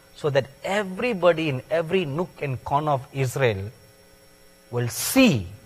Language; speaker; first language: English; non-native, local second language; Tamil